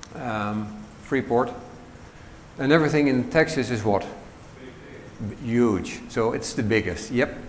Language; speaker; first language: English; non-native, fluent; Dutch